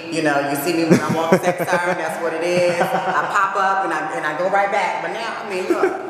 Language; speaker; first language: English; native; English